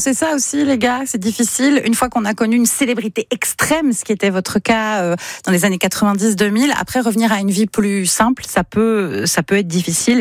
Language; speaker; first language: French; native; French